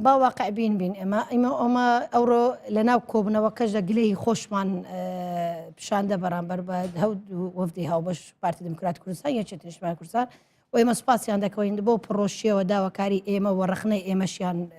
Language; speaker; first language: Central Kurdish; non-native, local second language; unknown